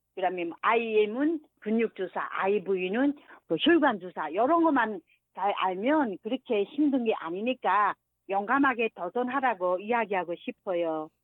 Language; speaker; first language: Korean; native; Korean